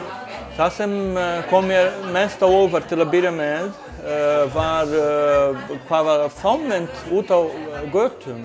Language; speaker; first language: Icelandic; non-native, fluent; Portuguese